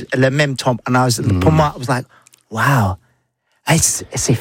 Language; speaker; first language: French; non-native, learner; English